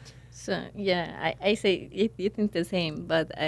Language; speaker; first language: English; non-native, learner; Spanish